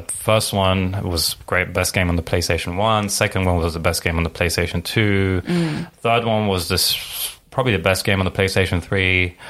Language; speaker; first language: English; early bilingual, other home language; Arabic